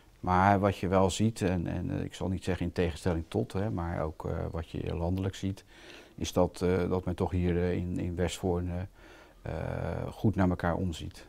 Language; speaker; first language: Dutch; native; Dutch